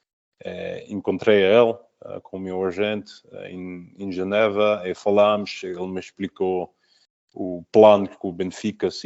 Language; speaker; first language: Portuguese; early bilingual, heritage; Portuguese